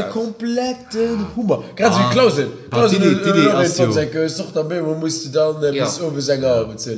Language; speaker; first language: German; native; German